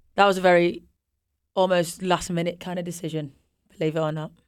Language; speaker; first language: English; native; English